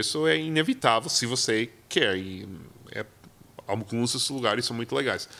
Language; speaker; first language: Portuguese; non-native, fluent; English